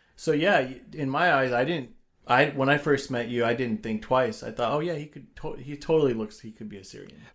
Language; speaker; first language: English; early bilingual, other home language; Persian